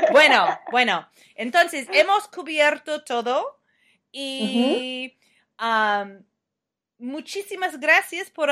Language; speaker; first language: Spanish; non-native, fluent; English